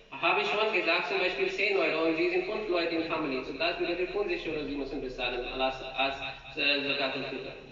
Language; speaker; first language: German; non-native, learner; Urdu